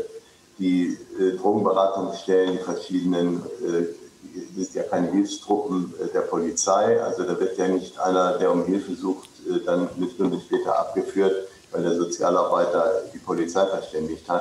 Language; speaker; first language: German; native; German